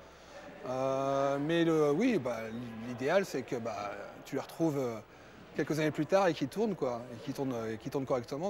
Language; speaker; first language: French; native; French